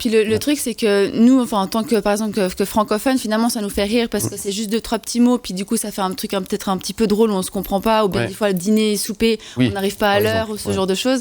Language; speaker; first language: French; native; French